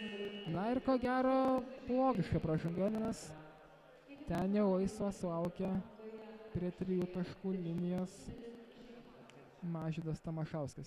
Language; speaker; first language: Lithuanian; native; Lithuanian